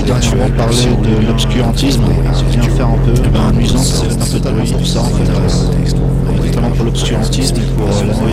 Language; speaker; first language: French; native; French